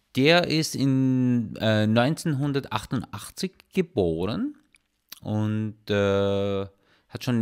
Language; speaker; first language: German; non-native, learner; Persian